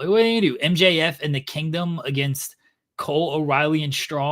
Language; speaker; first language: English; native; English